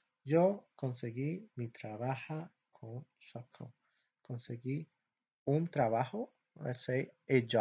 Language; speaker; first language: Spanish; non-native, fluent; English